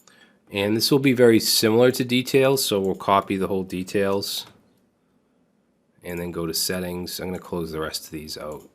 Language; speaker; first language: English; native; English